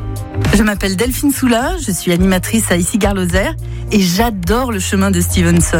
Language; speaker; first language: French; native; French